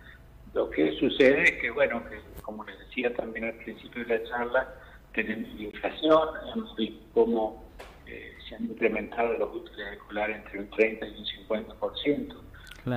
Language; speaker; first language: Spanish; native; Spanish